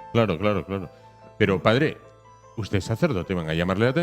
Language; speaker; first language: Spanish; native; Spanish